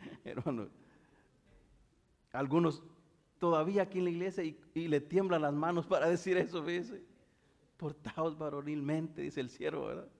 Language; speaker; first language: Spanish; native; Spanish